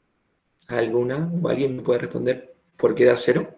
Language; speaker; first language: Spanish; native; Spanish